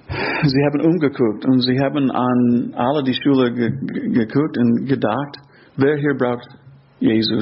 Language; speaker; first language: German; non-native, fluent; English